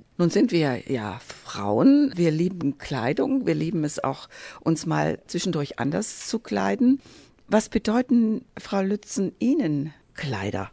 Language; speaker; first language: German; native; German